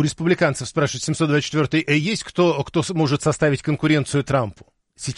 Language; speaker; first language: Russian; native; Russian